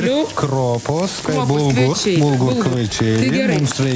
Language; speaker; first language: Lithuanian; non-native, learner; Turkish